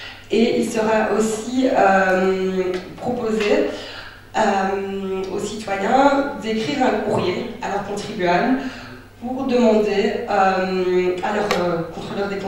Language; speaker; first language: French; native; French